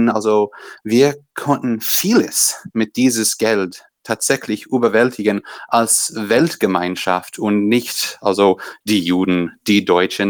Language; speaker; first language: German; non-native, fluent; English